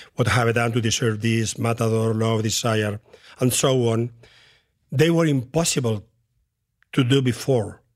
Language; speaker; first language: English; non-native, fluent; Spanish